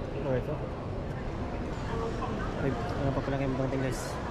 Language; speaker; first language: Filipino; native; Filipino